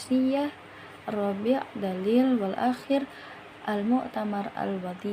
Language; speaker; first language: Arabic; non-native, learner; Indonesian